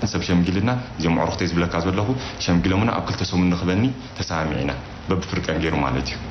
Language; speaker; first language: Tigrinya; native; Tigrinya